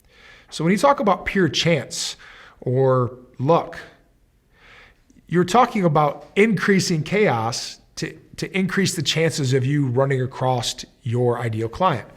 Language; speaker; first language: English; native; English